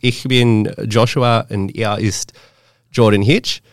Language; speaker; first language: German; non-native, learner; English